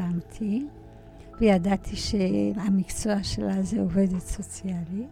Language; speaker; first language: Hebrew; early bilingual, other home language; Polish